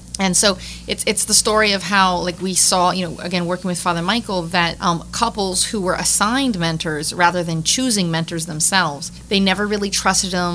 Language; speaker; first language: English; native; English